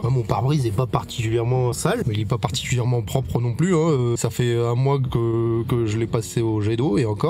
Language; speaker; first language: French; native; French